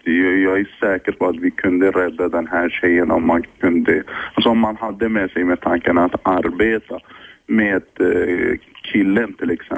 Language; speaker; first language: Swedish; early bilingual, other home language; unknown